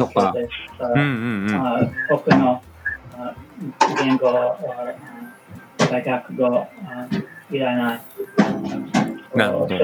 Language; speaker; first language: Japanese; non-native, learner; English